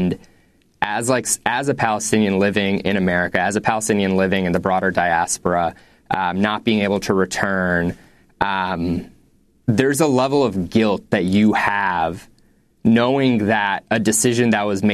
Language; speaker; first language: English; native; English